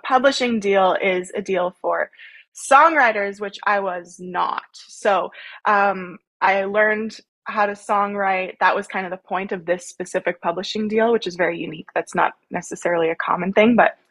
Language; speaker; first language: English; native; English